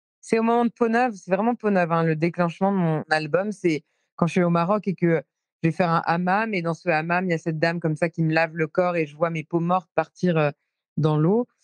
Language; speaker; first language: French; native; French